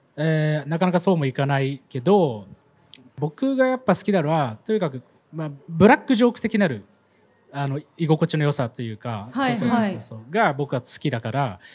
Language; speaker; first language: Japanese; native; Japanese